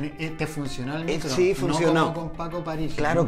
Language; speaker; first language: Spanish; native; Spanish